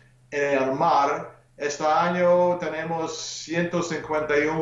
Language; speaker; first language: Spanish; non-native, fluent; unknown